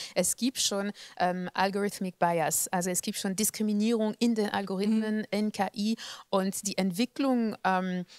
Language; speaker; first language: German; non-native, fluent; French